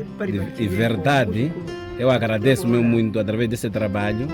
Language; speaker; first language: Portuguese; non-native, local second language; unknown